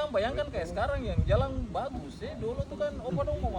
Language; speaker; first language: Malay; native; Malay